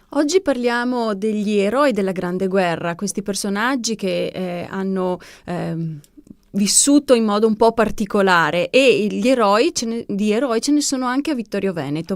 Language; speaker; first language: Italian; native; Italian